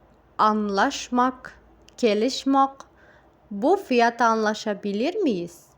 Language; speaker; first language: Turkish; non-native, fluent; Uzbek